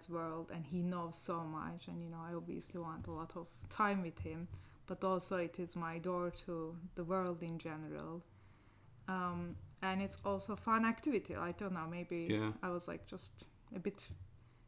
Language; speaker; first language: English; non-native, fluent; Turkish